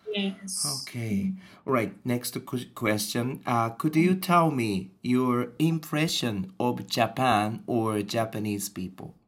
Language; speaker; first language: English; non-native, learner; Japanese